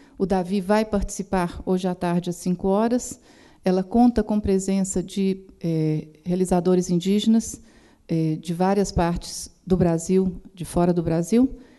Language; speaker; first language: Portuguese; native; Portuguese